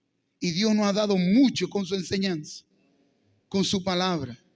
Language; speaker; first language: Spanish; native; Spanish